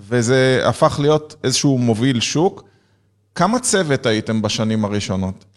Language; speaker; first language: Hebrew; native; Hebrew